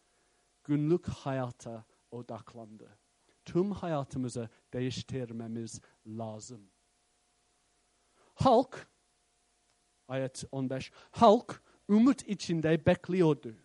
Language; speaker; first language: Turkish; non-native, fluent; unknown